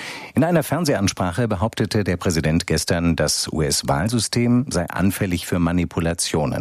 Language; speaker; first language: German; native; German